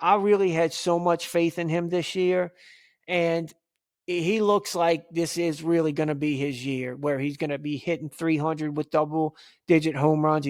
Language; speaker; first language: English; native; English